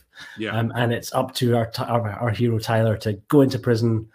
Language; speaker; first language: English; native; English